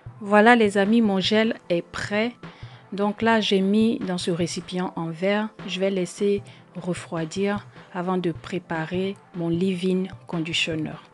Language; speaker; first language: French; native; French